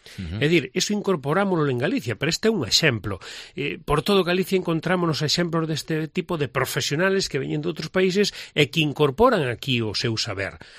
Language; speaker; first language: Galician; native; Galician